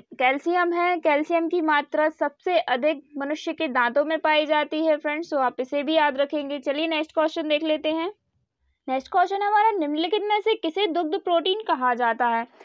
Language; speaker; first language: Hindi; native; Hindi